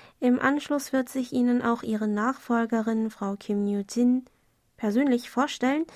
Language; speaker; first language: German; non-native, fluent; Korean